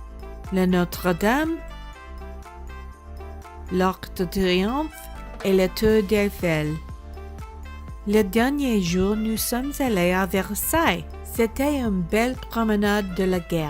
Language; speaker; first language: French; non-native, learner; English